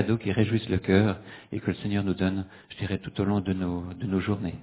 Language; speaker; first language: French; native; French